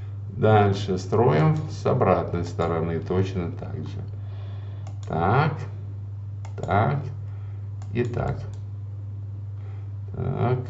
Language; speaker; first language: Russian; native; Russian